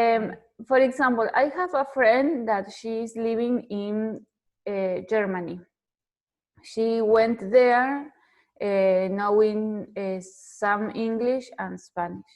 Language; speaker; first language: English; non-native, fluent; Spanish